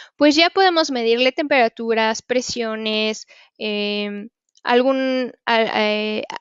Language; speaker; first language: Spanish; native; Spanish